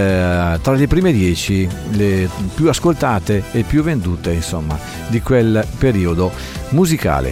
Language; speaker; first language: Italian; native; Italian